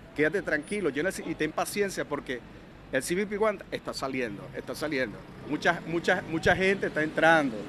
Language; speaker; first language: Spanish; native; Spanish